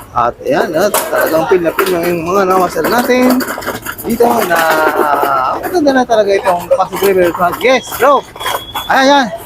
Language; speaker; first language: Filipino; native; Filipino